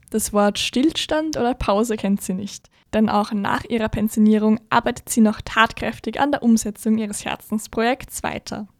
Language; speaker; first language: German; native; German